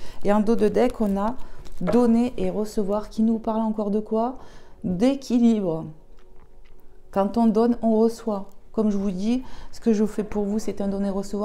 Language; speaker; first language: French; native; French